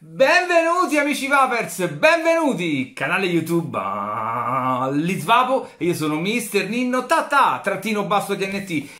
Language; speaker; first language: Italian; native; Italian